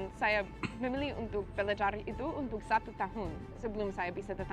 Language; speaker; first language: Indonesian; non-native, learner; English